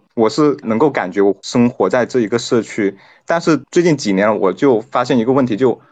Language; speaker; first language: Chinese; non-native, local second language; Cantonese